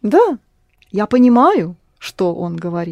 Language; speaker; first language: Russian; non-native, fluent; English